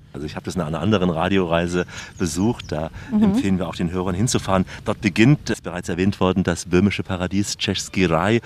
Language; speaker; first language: German; native; German